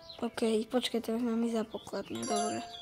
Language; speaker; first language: Slovak; native; Slovak